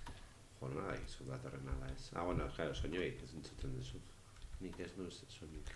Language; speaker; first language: Basque; native; Basque